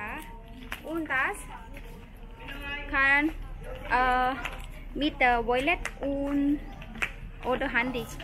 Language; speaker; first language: German; non-native, learner; Thai